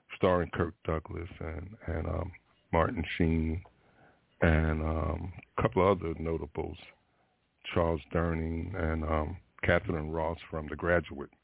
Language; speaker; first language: English; native; English